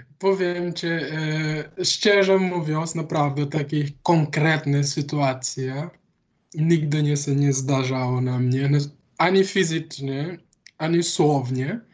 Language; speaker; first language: Polish; non-native, learner; Wolof